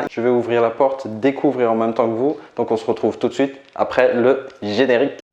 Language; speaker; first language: French; native; French